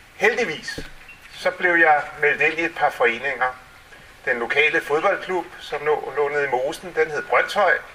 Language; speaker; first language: Danish; early bilingual, other home language; English